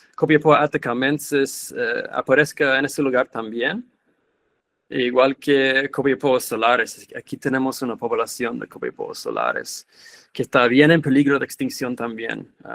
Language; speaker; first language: Spanish; non-native, fluent; English